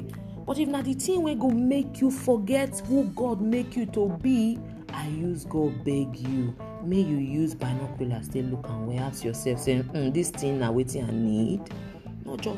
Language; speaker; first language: Nigerian Pidgin; native; Nigerian Pidgin